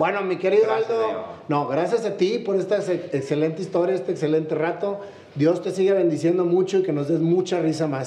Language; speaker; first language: Spanish; native; Spanish